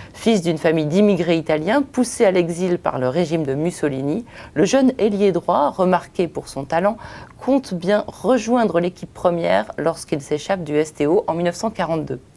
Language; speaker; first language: French; native; French